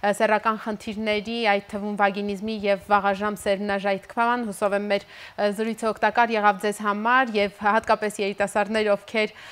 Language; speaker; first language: Armenian; native; Armenian